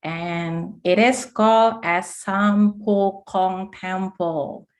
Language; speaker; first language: English; non-native, fluent; Indonesian